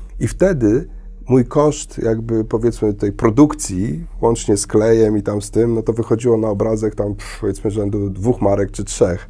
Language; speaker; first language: Polish; early bilingual, heritage; Polish